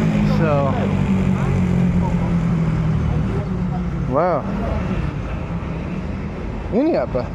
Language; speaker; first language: Indonesian; non-native, learner; English